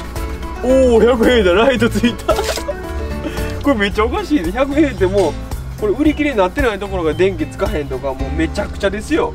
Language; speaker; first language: Japanese; native; Japanese